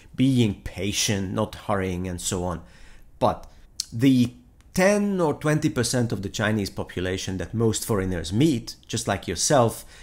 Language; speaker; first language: English; non-native, fluent; Hungarian